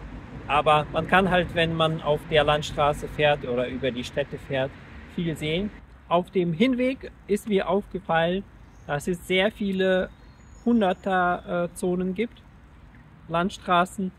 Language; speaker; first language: German; native; German